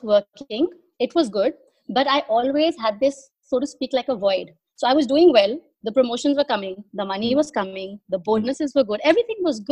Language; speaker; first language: English; non-native, local second language; Hindi